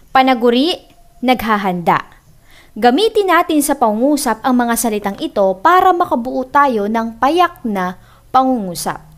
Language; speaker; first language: Filipino; native; Filipino